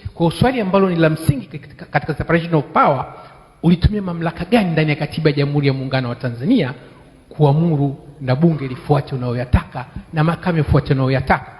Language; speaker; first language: Swahili; native; Swahili